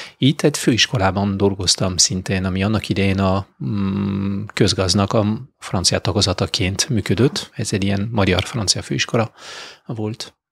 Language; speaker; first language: Hungarian; non-native, fluent; French